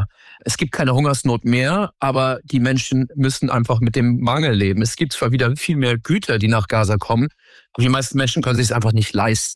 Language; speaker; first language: German; native; German